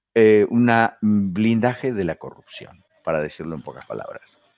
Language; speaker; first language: Spanish; native; Spanish